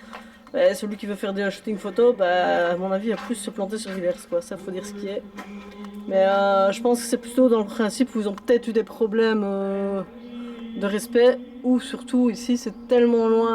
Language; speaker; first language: French; native; French